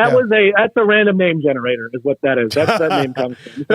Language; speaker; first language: English; native; English